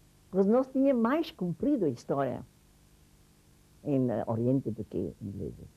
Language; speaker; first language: Portuguese; non-native, fluent; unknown